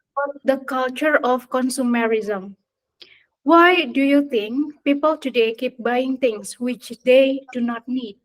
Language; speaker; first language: English; non-native, fluent; Indonesian